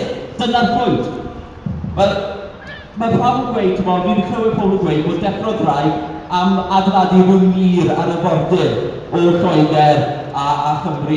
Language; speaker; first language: Welsh; native; Welsh